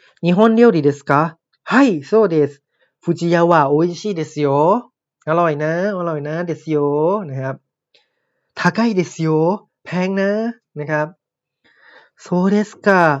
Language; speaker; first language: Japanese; non-native, fluent; Thai